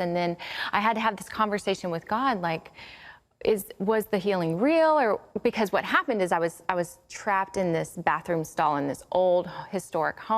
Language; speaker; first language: English; native; English